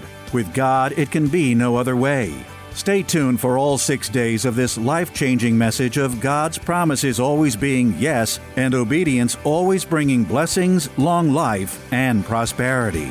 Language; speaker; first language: English; native; English